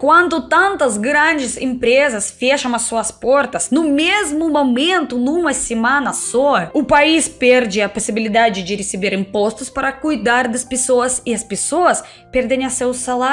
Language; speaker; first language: Portuguese; non-native, fluent; Russian